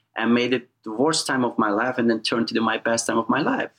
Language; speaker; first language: English; non-native, fluent; Turkish